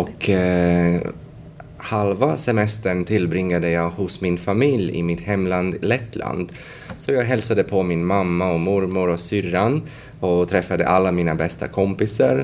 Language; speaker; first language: Swedish; non-native, fluent; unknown